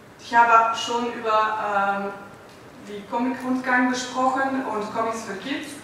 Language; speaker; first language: German; non-native, fluent; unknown